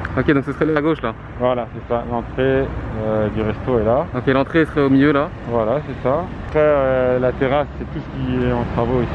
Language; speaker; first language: French; native; French